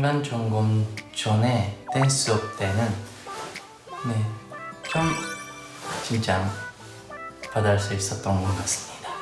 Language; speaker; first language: Korean; non-native, fluent; Japanese